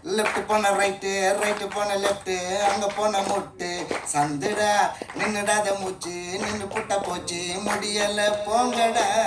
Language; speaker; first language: Tamil; native; Tamil